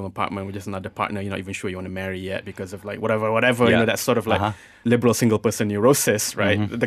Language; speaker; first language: English; non-native, local second language; Malay